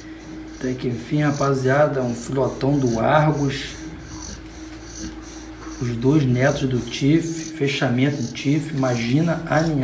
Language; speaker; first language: Portuguese; native; Portuguese